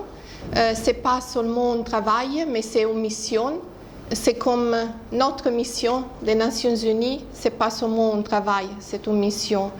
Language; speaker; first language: French; non-native, fluent; Italian